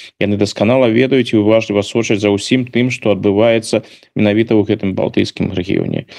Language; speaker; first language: Belarusian; native; Belarusian